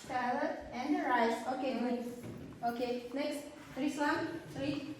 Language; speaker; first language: English; non-native, learner; Kazakh